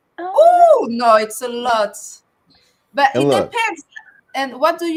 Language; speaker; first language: English; non-native, fluent; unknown